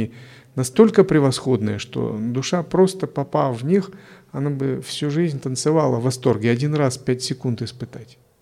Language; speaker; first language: Russian; native; Russian